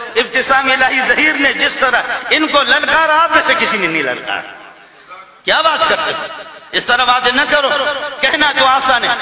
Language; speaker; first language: Urdu; non-native, local second language; Baluchi